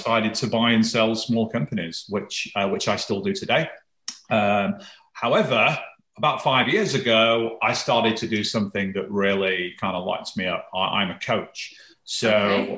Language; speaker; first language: English; native; English